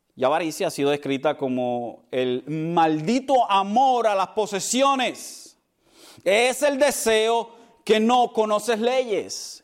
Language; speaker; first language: Spanish; early bilingual, heritage; Spanish